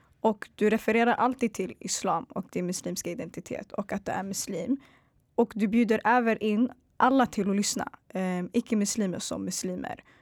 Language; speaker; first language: Swedish; early bilingual, other home language; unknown